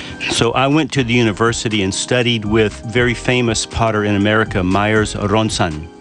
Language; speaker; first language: English; native; English